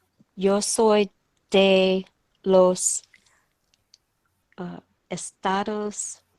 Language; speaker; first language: Spanish; non-native, learner; English